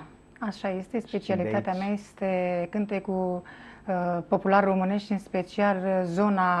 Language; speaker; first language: Romanian; native; Romanian